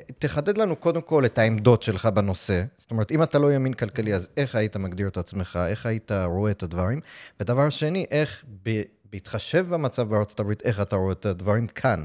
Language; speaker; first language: Hebrew; non-native, fluent; English